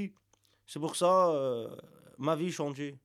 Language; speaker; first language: French; non-native, learner; Arabic